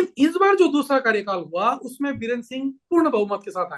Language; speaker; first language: Hindi; native; Hindi